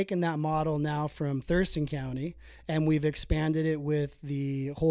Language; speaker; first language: English; native; English